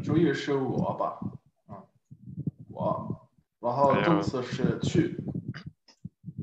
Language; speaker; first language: Chinese; non-native, fluent; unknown